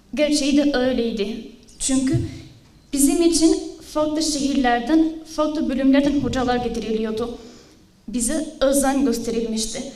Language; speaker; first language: Turkish; non-native, fluent; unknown